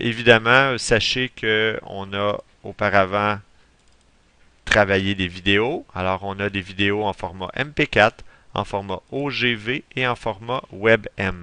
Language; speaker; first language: French; native; French